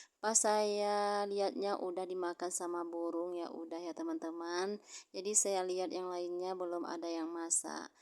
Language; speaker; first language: Indonesian; non-native, local second language; Achinese